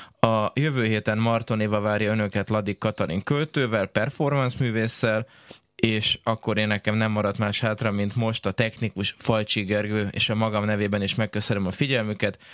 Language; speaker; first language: Hungarian; native; Hungarian